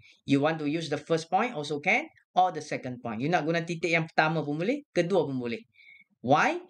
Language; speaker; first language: English; non-native, local second language; Malay